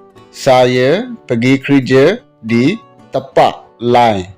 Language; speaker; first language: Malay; non-native, fluent; Burmese